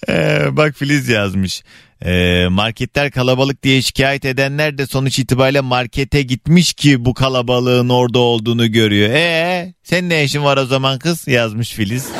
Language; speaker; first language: Turkish; native; Turkish